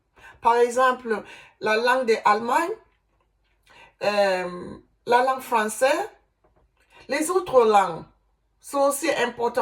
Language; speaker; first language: French; non-native, learner; Igbo